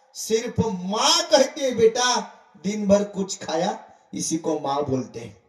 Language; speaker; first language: Hindi; non-native, local second language; Marathi